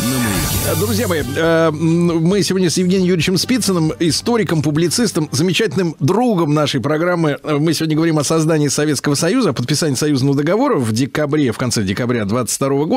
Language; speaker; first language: Russian; native; Russian